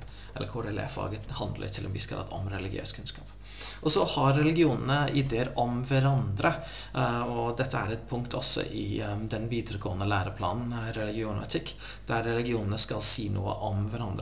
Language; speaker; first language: Norwegian; non-native, fluent; English